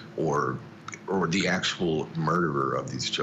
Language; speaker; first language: English; native; English